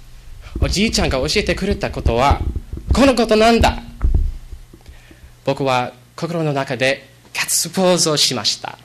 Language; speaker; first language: Japanese; non-native, learner; English